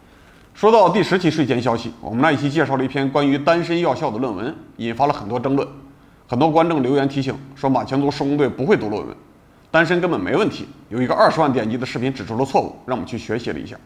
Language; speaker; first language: Chinese; native; Chinese